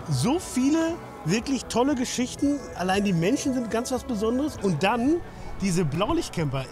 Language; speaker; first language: German; native; German